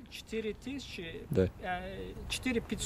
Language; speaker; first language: Russian; non-native, fluent; Turkish